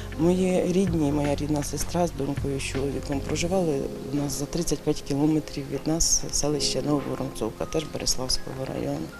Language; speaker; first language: Ukrainian; native; Ukrainian